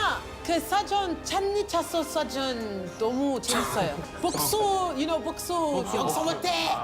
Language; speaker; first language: Korean; non-native, learner; French